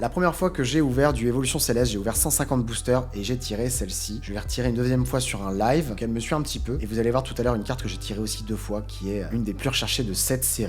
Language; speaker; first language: French; native; French